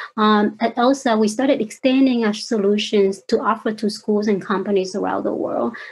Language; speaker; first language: English; non-native, fluent; Vietnamese